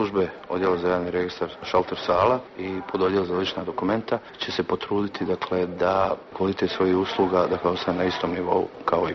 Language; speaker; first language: Croatian; native; Croatian